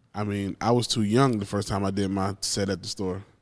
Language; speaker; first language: English; native; English